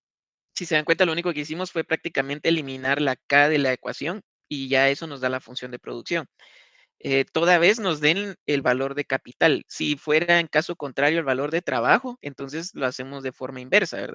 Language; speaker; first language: Spanish; native; Spanish